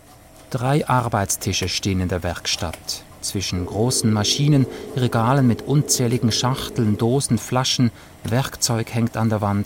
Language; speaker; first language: German; native; German